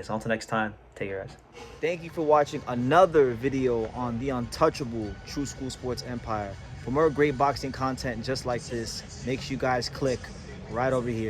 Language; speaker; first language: English; native; English